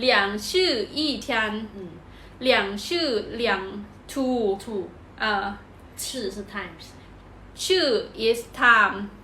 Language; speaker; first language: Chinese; non-native, learner; Thai